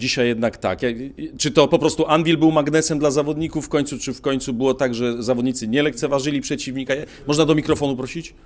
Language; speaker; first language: Polish; native; Polish